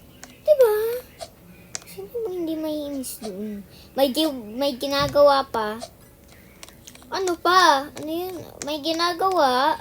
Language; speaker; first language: Filipino; early bilingual, heritage; Filipino